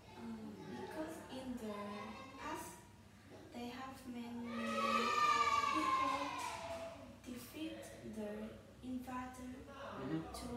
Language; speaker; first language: English; non-native, learner; Vietnamese